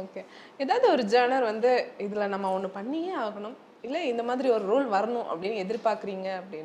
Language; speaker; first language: Tamil; native; Tamil